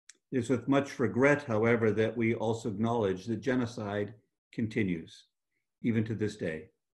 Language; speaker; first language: English; native; English